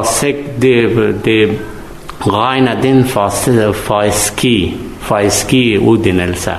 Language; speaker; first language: Danish; non-native, learner; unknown